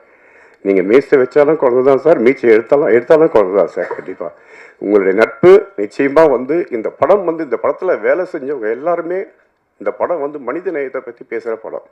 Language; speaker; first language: Tamil; native; Tamil